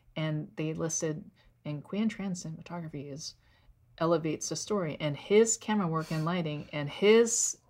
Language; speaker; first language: English; native; English